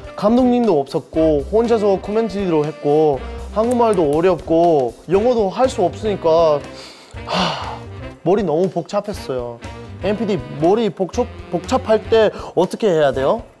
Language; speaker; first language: Korean; non-native, learner; English